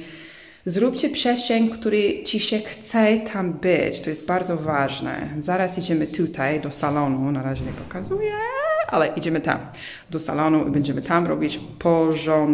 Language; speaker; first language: Polish; early bilingual, heritage; English